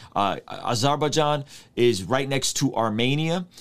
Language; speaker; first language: English; early bilingual, other home language; Russian